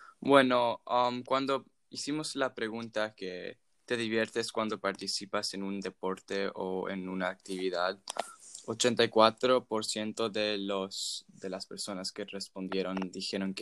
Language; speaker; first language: Spanish; non-native, fluent; English